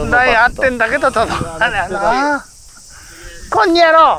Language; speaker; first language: Japanese; native; Japanese